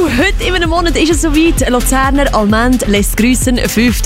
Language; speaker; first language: German; native; German